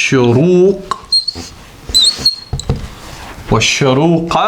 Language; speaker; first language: Arabic; non-native, fluent; English